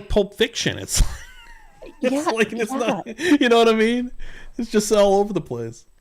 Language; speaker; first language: English; native; English